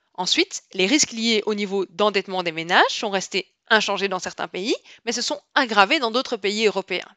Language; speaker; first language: French; native; French